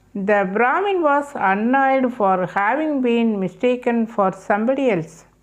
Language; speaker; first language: English; non-native, local second language; Tamil